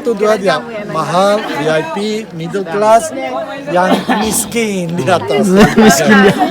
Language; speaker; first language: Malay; non-native, fluent; Turkish